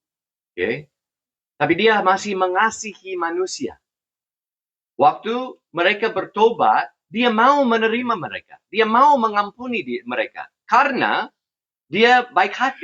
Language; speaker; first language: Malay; non-native, fluent; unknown